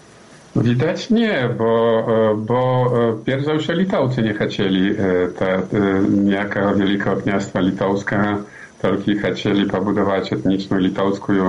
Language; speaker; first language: Polish; non-native, learner; Belarusian